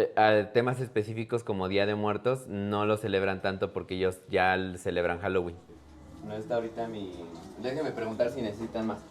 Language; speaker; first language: Spanish; native; Spanish